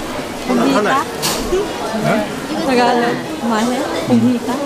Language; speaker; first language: Korean; non-native, learner; Filipino